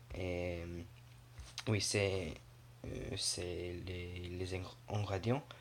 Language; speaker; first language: French; non-native, learner; English